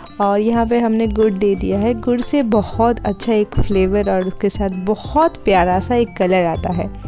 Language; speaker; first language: Hindi; non-native, local second language; Bangla